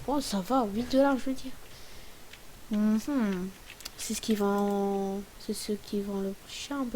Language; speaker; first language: French; native; French